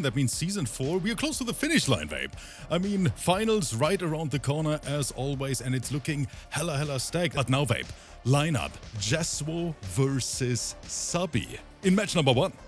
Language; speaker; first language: English; native; English